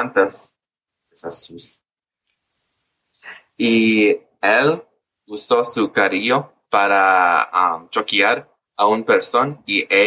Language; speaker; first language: Spanish; early bilingual, heritage; English